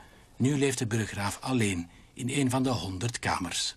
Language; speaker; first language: Dutch; native; Dutch